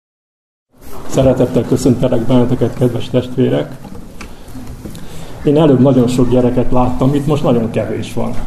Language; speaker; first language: Hungarian; native; Hungarian